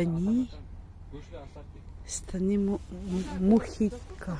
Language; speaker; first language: Russian; native; Russian